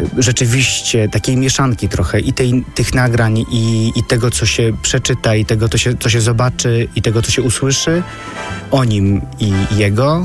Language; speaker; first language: Polish; native; Polish